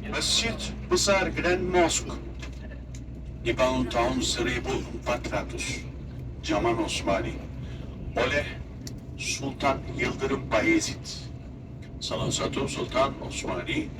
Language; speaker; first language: Indonesian; non-native, fluent; Turkish